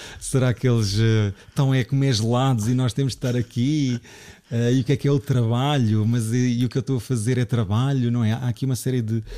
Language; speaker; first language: Portuguese; native; Portuguese